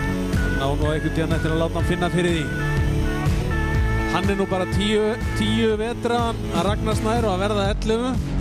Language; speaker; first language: Icelandic; native; Icelandic